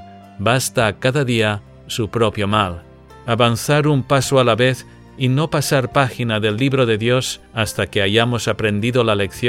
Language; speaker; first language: Spanish; native; Spanish